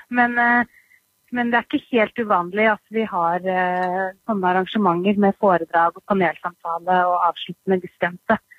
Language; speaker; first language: Norwegian; native; Norwegian